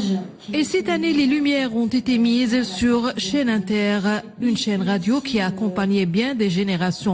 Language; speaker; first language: French; non-native, local second language; Arabic